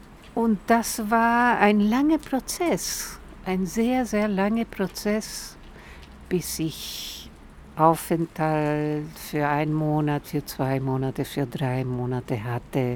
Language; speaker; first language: German; non-native, fluent; Spanish